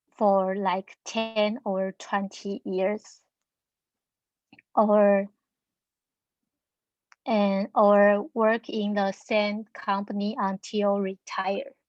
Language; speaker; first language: English; non-native, learner; Chinese